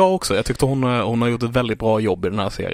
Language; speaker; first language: Swedish; native; Swedish